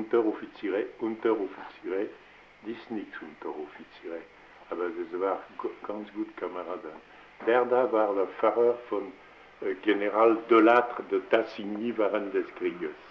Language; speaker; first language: German; non-native, learner; French